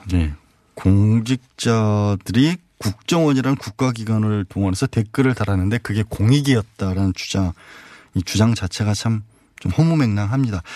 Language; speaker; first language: Korean; native; Korean